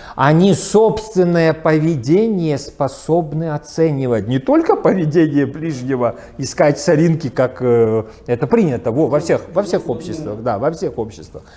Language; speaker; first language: Russian; non-native, local second language; Abkhazian